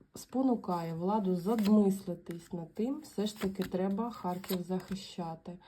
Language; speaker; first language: Ukrainian; native; Ukrainian